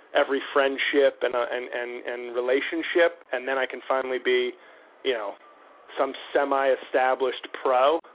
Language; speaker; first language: English; native; English